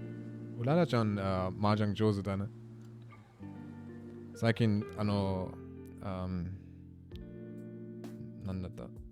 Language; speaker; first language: Japanese; non-native, learner; German